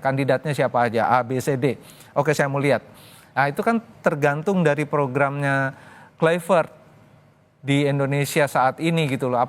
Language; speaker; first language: Indonesian; native; Indonesian